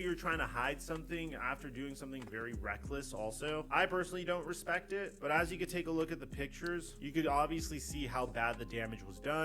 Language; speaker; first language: English; native; English